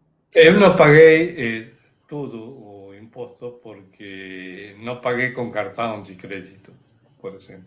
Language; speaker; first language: Portuguese; non-native, fluent; Spanish